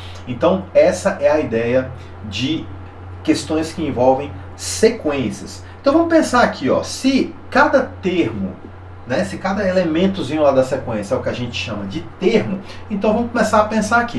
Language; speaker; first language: Portuguese; native; Portuguese